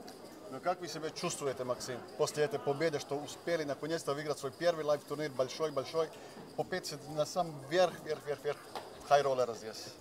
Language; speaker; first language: Russian; early bilingual, heritage; Russian